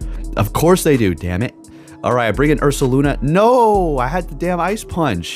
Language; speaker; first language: English; native; English